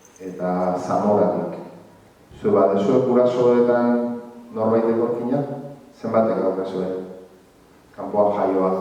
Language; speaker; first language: Basque; non-native, local second language; Spanish